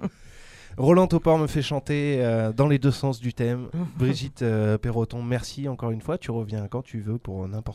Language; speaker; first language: French; native; French